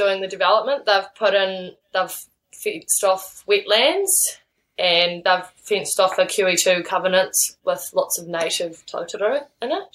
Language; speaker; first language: English; native; English